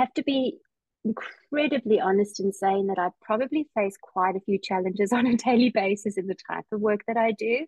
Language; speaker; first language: English; native; English